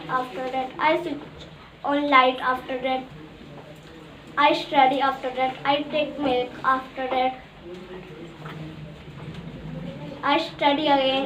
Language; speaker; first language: English; non-native, learner; Hindi